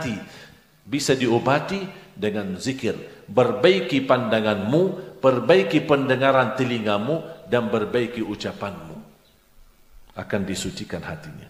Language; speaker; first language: Indonesian; non-native, fluent; Arabic